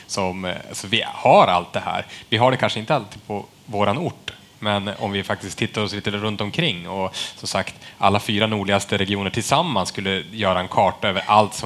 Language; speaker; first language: Swedish; native; Swedish